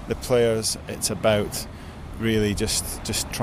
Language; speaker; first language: English; native; English